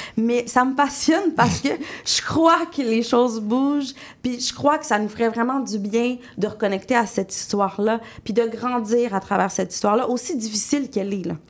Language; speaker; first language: French; native; French